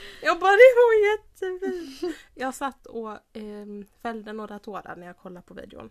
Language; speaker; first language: Swedish; native; Swedish